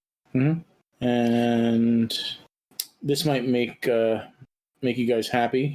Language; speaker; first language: English; native; English